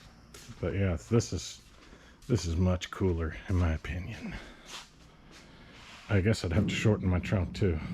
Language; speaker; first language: English; native; English